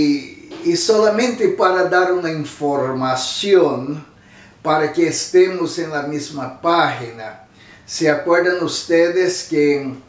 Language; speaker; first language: Spanish; non-native, fluent; Portuguese